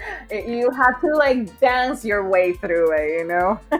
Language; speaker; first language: English; non-native, fluent; Spanish